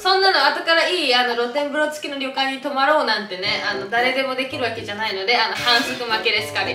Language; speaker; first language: Japanese; native; Japanese